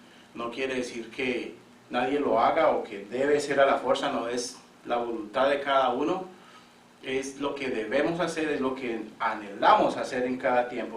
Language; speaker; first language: Spanish; native; Spanish